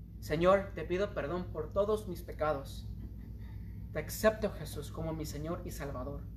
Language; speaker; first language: Spanish; early bilingual, heritage; Spanish